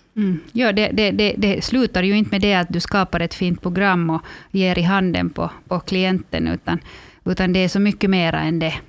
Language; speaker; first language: Swedish; native; Swedish